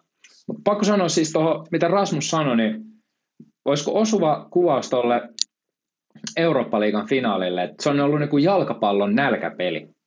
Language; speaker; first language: Finnish; native; Finnish